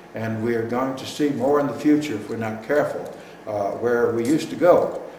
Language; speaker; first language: English; native; English